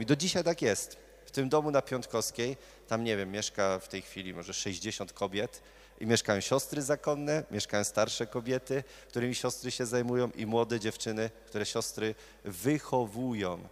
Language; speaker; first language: Polish; native; Polish